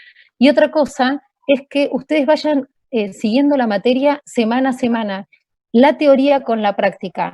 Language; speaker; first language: Spanish; native; Spanish